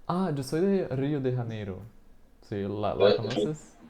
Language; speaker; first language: Spanish; non-native, fluent; Portuguese